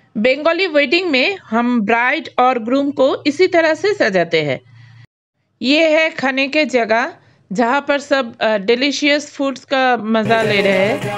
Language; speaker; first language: Hindi; non-native, local second language; Bangla